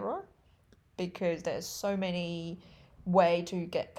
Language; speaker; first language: English; non-native, fluent; Chinese